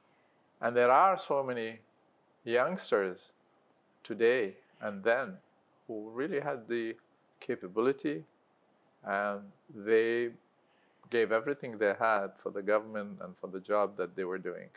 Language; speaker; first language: English; non-native, local second language; Arabic